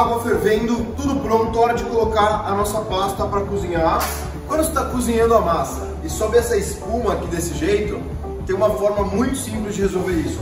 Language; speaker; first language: Portuguese; native; Portuguese